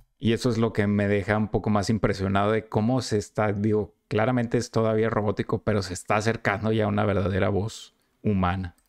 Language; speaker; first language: Spanish; native; Spanish